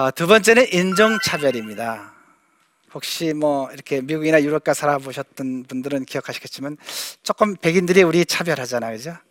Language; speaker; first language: Korean; native; Korean